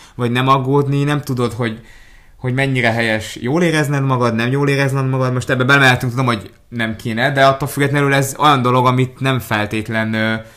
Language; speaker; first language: Hungarian; early bilingual, other home language; Hebrew